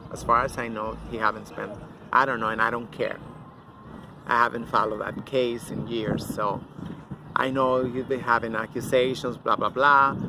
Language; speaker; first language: English; non-native, fluent; Spanish